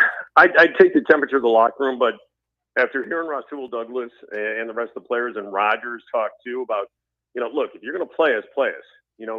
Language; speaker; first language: English; native; English